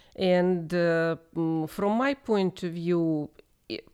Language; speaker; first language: English; non-native, fluent; Russian